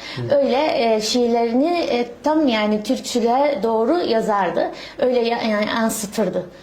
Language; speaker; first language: Turkish; early bilingual, heritage; Arabic